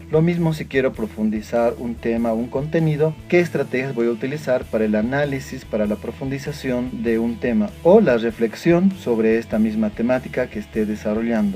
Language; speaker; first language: Spanish; native; Spanish